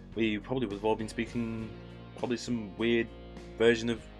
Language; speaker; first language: English; native; English